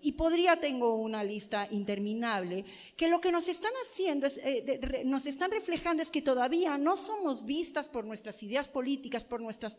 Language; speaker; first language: Spanish; native; Spanish